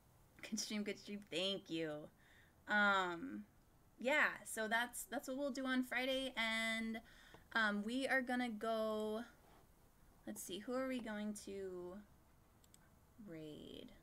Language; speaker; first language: English; native; English